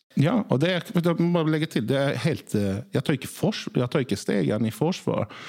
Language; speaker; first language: Norwegian; early bilingual, other home language; Swedish